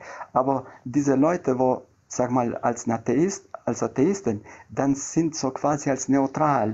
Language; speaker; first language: German; non-native, learner; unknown